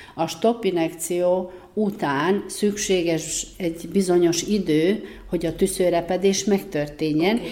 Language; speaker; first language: Hungarian; native; Hungarian